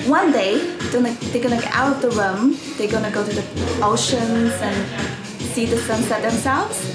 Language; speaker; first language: English; non-native, fluent; Chinese